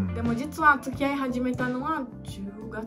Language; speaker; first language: Japanese; non-native, learner; Portuguese